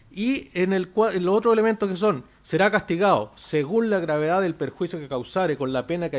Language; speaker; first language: Spanish; native; Spanish